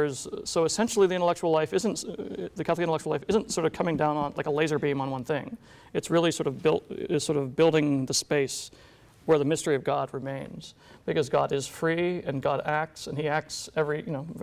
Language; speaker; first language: English; native; English